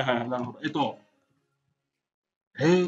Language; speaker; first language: Japanese; native; Japanese